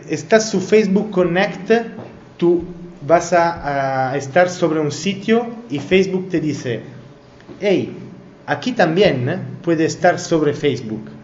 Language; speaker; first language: Spanish; non-native, learner; Italian